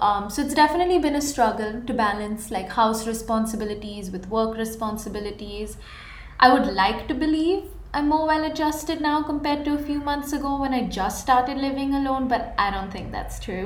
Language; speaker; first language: English; non-native, local second language; Hindi